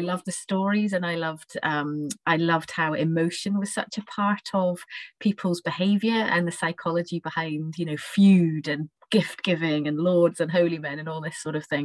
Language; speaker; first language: English; native; English